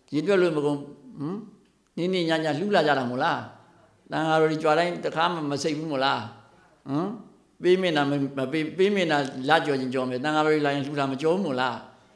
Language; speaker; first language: Burmese; native; Burmese